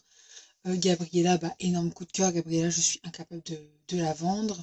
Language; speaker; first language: French; native; French